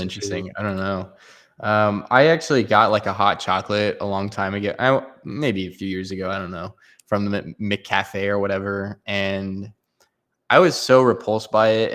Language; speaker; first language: English; native; English